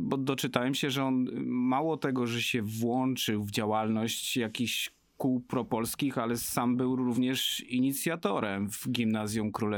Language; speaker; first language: Polish; native; Polish